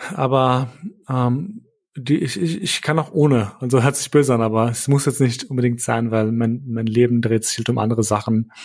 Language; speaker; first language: German; early bilingual, other home language; Albanian